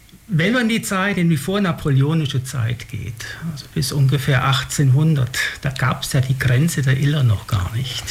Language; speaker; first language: German; native; German